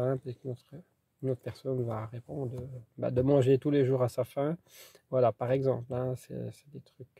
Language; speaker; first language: French; native; French